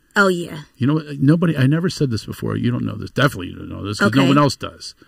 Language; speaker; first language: English; native; English